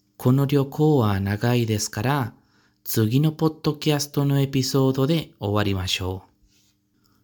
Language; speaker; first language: Japanese; non-native, learner; Spanish